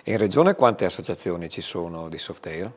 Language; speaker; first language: Italian; native; Italian